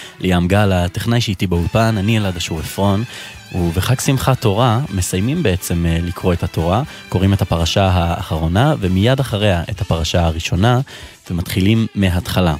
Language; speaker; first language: Hebrew; native; Hebrew